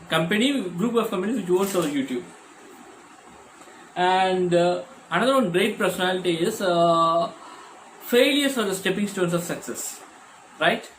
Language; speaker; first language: English; non-native, local second language; Tamil